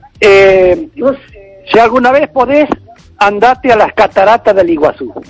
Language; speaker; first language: Spanish; non-native, local second language; Galician